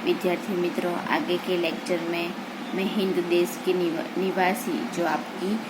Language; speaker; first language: Hindi; non-native, local second language; Gujarati